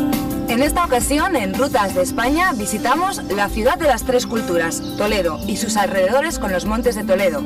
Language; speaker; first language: Spanish; native; Spanish